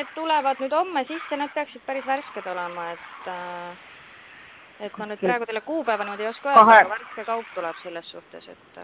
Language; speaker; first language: Estonian; native; Estonian